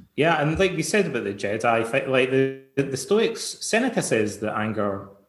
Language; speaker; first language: English; native; English